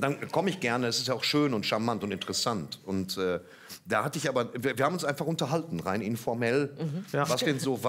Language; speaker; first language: German; native; German